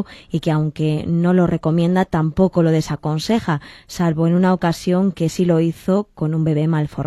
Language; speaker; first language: Spanish; native; Spanish